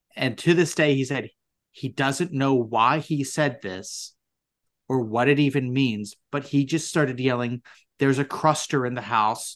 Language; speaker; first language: English; native; English